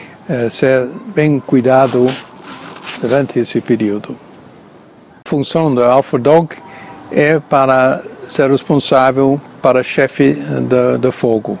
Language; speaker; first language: Portuguese; non-native, learner; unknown